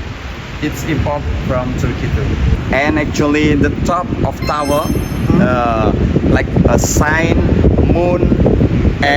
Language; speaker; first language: English; non-native, learner; Indonesian